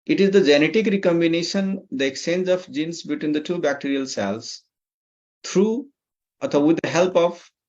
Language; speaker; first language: English; non-native, local second language; Nepali